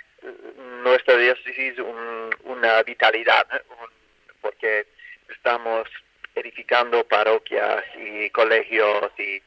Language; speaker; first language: Spanish; non-native, fluent; English